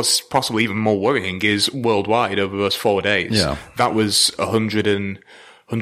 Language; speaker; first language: English; native; English